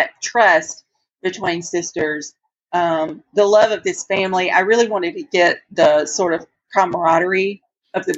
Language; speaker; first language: English; native; English